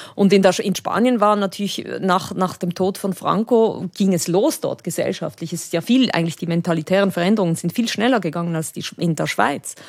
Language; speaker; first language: German; early bilingual, other home language; Spanish